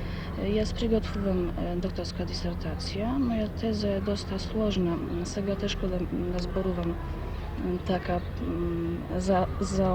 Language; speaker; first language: Macedonian; non-native, fluent; Polish